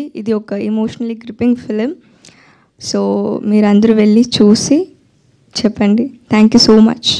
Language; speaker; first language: Telugu; non-native, fluent; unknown